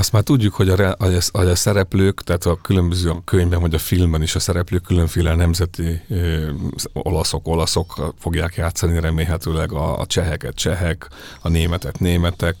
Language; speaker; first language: Hungarian; native; Hungarian